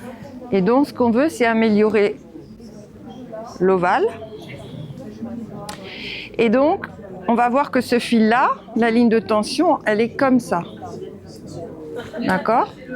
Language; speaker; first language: French; native; French